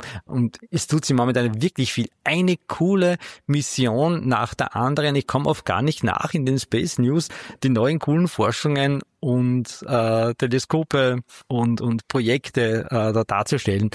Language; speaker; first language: German; native; German